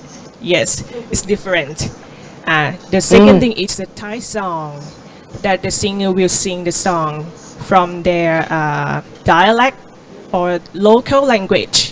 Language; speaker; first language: English; non-native, learner; Thai